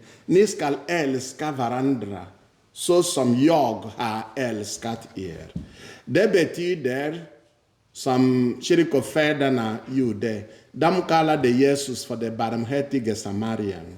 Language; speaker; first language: Swedish; non-native, fluent; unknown